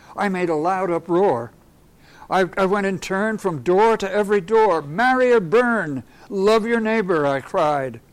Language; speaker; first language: English; native; English